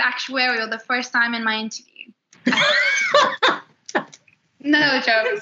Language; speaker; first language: English; non-native, fluent; Portuguese